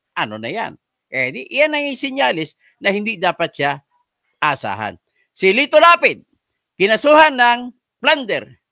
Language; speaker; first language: Filipino; non-native, local second language; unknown